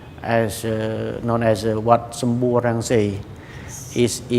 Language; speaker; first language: English; non-native, learner; Khmer